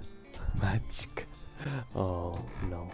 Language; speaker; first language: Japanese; non-native, learner; Chinese